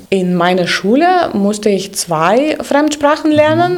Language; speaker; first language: German; non-native, fluent; Russian